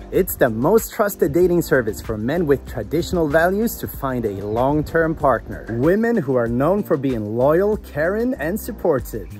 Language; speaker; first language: English; non-native, fluent; Swedish